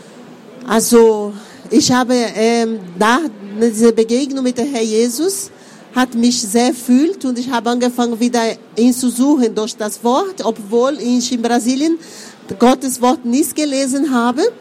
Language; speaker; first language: German; non-native, fluent; Portuguese